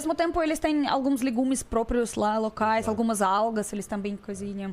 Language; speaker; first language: Portuguese; non-native, learner; Russian